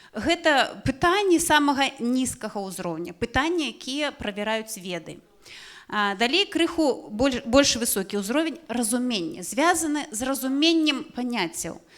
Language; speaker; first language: Belarusian; non-native, local second language; Russian